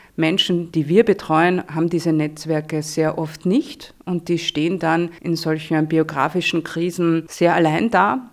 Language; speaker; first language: German; native; German